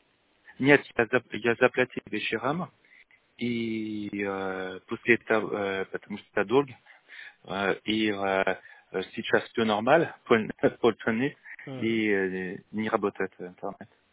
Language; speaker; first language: Russian; non-native, learner; French